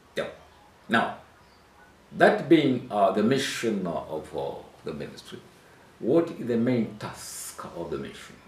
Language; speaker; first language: English; non-native, local second language; Swahili